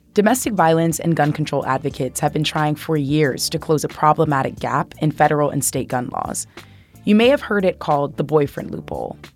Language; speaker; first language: English; native; English